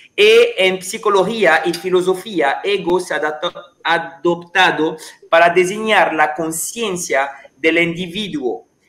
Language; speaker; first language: Spanish; non-native, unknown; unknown